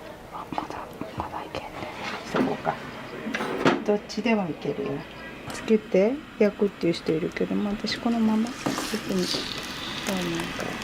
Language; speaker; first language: Japanese; native; Japanese